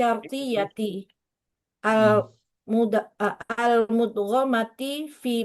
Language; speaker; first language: Arabic; non-native, learner; Indonesian